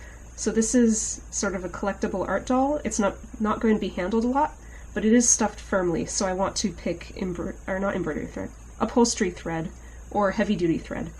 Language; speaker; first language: English; native; English